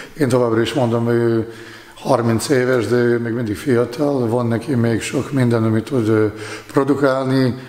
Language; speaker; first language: Hungarian; non-native, fluent; Bosnian